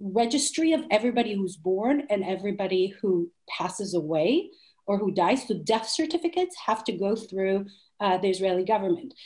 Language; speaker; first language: English; non-native, fluent; Hebrew